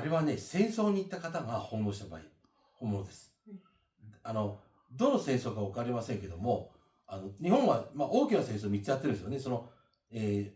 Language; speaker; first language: Japanese; native; Japanese